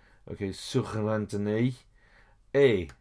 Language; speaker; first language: French; non-native, fluent; English